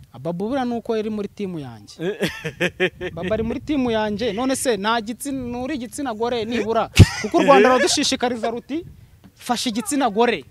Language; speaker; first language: Kinyarwanda; native; Kinyarwanda